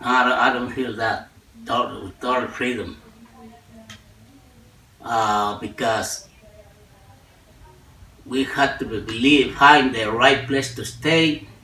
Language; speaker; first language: English; non-native, learner; Spanish